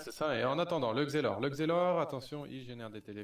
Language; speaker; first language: French; native; French